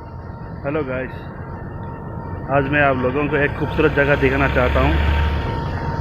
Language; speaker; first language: Hindi; non-native, local second language; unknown